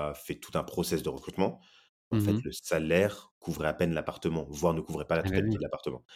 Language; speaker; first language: French; native; French